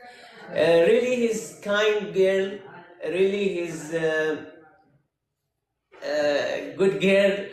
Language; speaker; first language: English; non-native, learner; Arabic